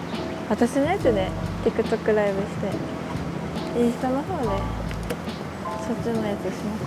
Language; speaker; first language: Japanese; native; Japanese